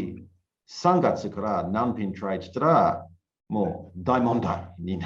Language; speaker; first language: Japanese; non-native, learner; English